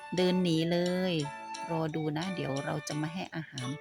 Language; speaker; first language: Thai; native; Thai